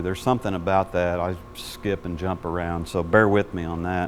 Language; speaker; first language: English; native; English